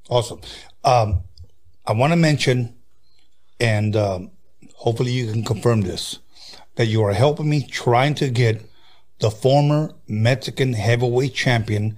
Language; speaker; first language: English; early bilingual, other home language; Spanish